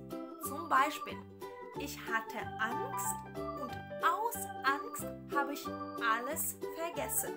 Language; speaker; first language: German; non-native, fluent; Ukrainian